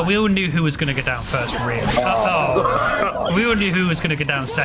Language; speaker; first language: English; native; English